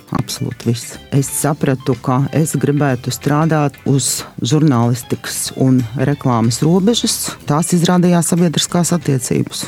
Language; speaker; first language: Latvian; non-native, local second language; Russian